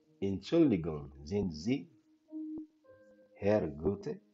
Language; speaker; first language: German; non-native, learner; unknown